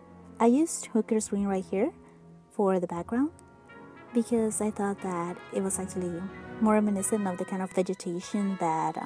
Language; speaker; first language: English; non-native, fluent; Spanish